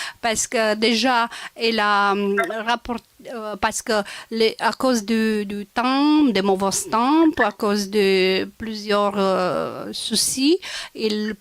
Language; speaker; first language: French; non-native, local second language; Romanian